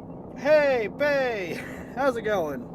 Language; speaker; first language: English; native; English